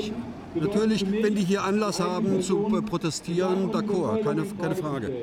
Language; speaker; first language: German; native; German